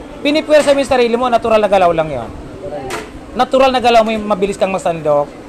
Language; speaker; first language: Filipino; native; Filipino